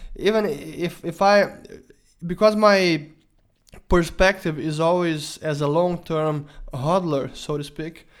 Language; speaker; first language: English; non-native, fluent; Portuguese